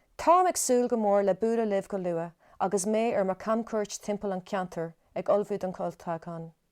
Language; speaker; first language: Irish; native; Irish